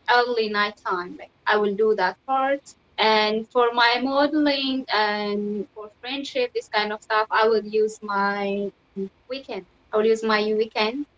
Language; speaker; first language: English; non-native, fluent; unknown